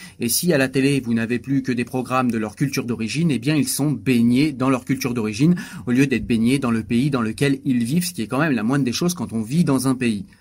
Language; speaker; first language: French; native; French